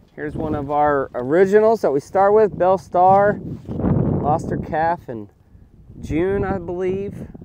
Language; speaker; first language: English; native; English